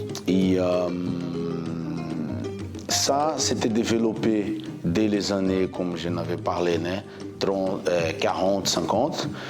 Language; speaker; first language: French; non-native, fluent; Portuguese